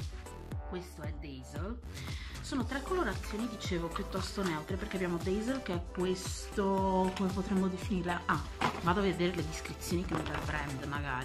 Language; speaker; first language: Italian; native; Italian